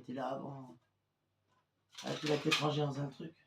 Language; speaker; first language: French; native; French